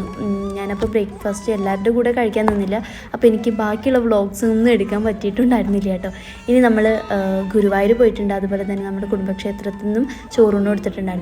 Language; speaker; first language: Malayalam; native; Malayalam